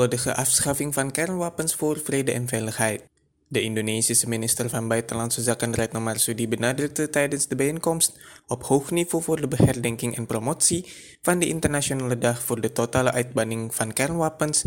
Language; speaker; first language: Dutch; non-native, fluent; Indonesian